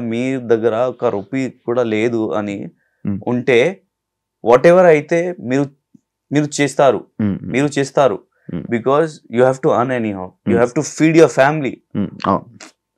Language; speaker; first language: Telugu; non-native, fluent; Urdu